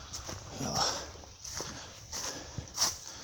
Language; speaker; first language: German; native; German